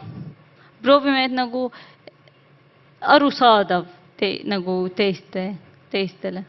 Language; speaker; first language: Estonian; non-native, learner; Arabic